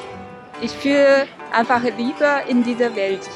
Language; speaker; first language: German; non-native, learner; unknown